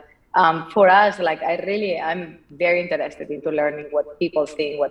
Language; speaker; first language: English; non-native, fluent; Spanish